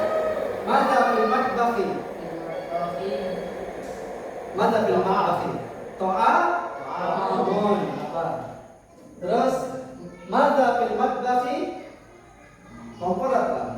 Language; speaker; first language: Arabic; non-native, fluent; Indonesian